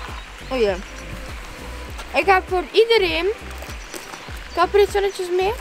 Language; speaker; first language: Dutch; native; Dutch